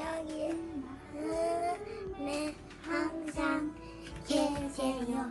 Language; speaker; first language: Korean; early bilingual, heritage; Korean